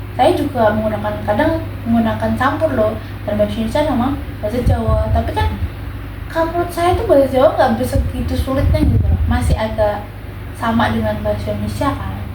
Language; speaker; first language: Indonesian; non-native, local second language; Javanese